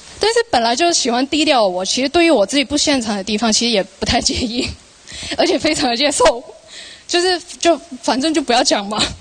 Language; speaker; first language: Chinese; non-native, local second language; Cantonese